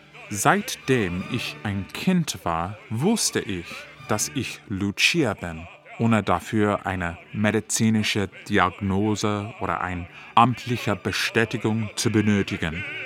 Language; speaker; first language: German; non-native, fluent; English